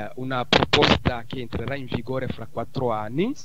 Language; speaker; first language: Italian; non-native, fluent; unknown